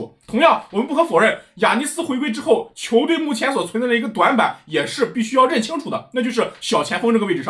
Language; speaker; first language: Chinese; native; Chinese